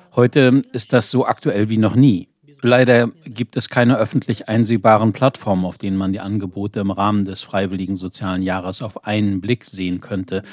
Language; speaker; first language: German; non-native, fluent; Ukrainian